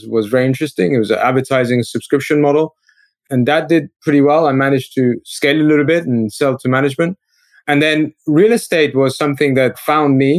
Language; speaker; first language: English; native; English